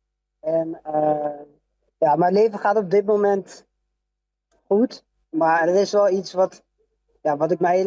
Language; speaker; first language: Dutch; early bilingual, other home language; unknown